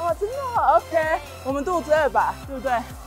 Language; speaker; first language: Chinese; non-native, learner; English